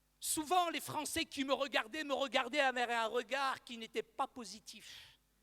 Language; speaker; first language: French; early bilingual, other home language; Arabic